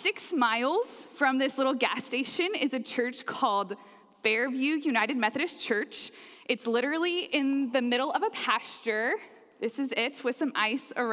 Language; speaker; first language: English; native; English